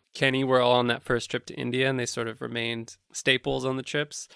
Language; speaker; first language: English; native; English